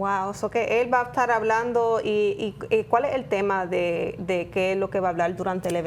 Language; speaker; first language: Spanish; native; Spanish